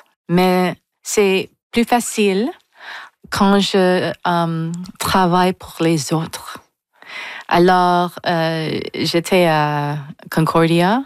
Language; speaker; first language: French; non-native, local second language; English